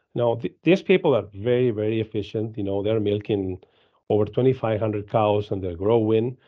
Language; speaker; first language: English; non-native, fluent; Spanish